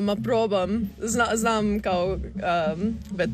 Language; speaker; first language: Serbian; early bilingual, heritage; English